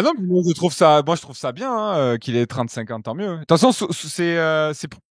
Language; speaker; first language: French; native; French